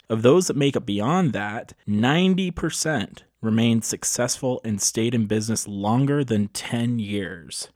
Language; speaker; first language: English; native; English